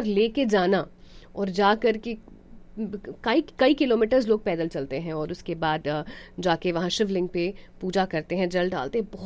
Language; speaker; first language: Hindi; native; Hindi